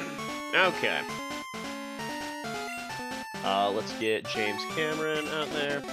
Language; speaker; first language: English; native; English